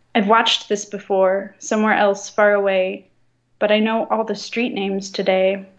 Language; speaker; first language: English; native; English